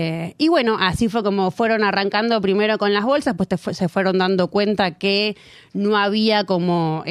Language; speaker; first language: Spanish; native; Spanish